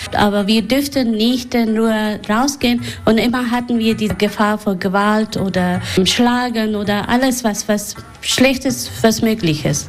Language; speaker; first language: German; non-native, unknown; Persian